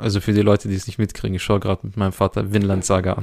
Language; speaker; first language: German; early bilingual, other home language; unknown